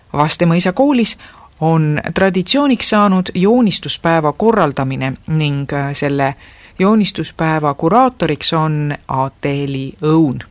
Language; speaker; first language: Estonian; native; Estonian